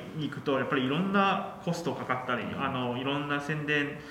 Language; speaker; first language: Japanese; non-native, fluent; Chinese